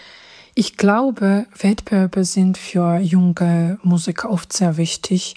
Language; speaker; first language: German; non-native, fluent; Georgian